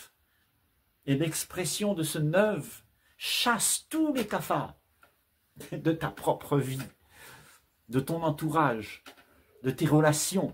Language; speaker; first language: French; native; French